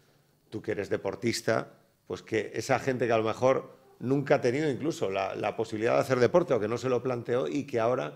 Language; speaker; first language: Spanish; native; Spanish